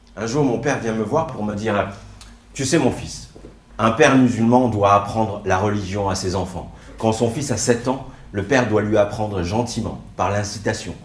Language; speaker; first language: French; early bilingual, other home language; Riffian